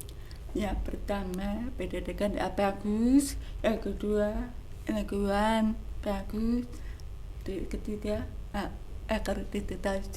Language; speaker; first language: Indonesian; non-native, local second language; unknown